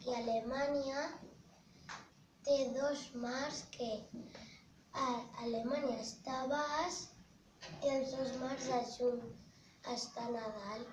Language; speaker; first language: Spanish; non-native, local second language; Catalan